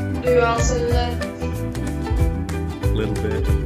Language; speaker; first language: English; non-native, fluent; Indonesian